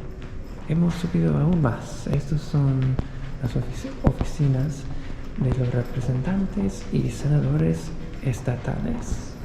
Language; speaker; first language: Spanish; non-native, fluent; English